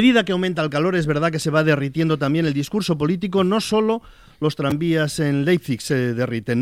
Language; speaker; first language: Spanish; native; Spanish